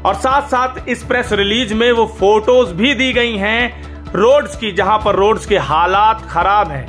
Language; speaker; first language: Hindi; native; Hindi